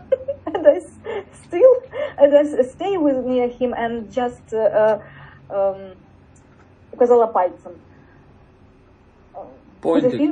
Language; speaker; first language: English; non-native, learner; Russian